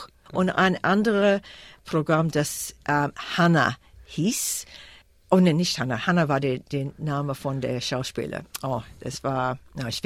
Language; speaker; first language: German; non-native, fluent; English